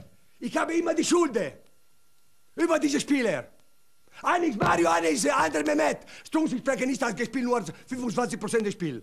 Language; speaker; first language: German; non-native, learner; Italian